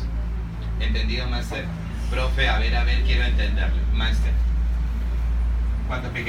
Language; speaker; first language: Spanish; native; Spanish